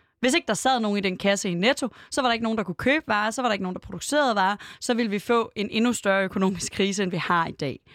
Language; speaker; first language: Danish; native; Danish